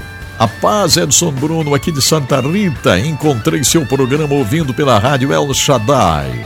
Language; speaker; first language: Portuguese; native; Portuguese